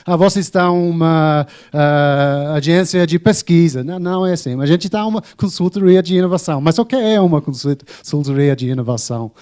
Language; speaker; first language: Portuguese; non-native, fluent; English